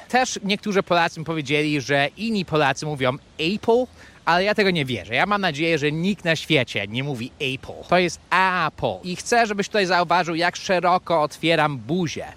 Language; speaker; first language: Polish; non-native, fluent; English